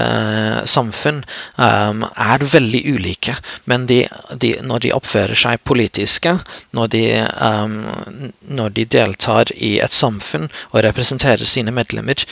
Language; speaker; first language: Norwegian; non-native, fluent; English